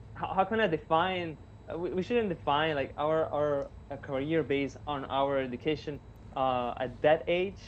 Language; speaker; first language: English; non-native, fluent; Italian